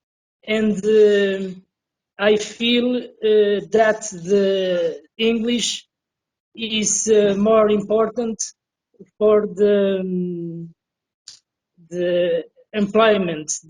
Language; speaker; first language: English; non-native, learner; Portuguese